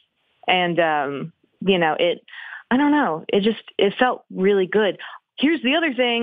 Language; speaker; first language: English; native; English